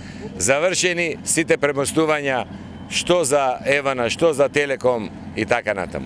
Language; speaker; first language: Macedonian; native; Macedonian